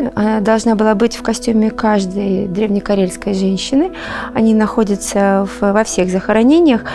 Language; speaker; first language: Russian; native; Russian